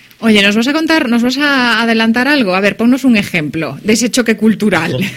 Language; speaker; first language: Spanish; native; Spanish